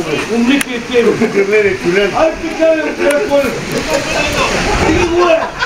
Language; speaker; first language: Bulgarian; native; Bulgarian